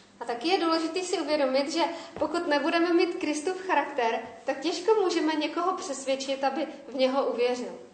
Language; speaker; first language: Czech; native; Czech